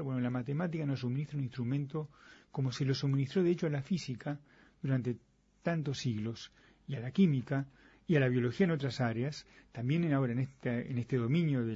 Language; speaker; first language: Spanish; native; Spanish